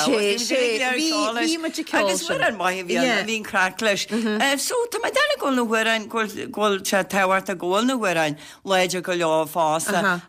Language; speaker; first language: Irish; native; Irish